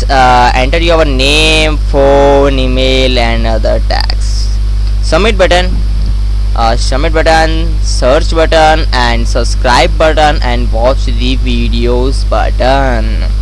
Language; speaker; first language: English; non-native, learner; Hindi